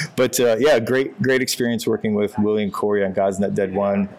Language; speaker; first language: English; native; English